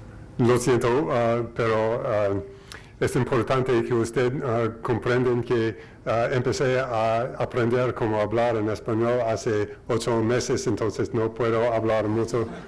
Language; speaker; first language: Spanish; non-native, learner; English